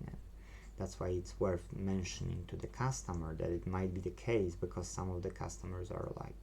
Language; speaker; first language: English; non-native, fluent; Polish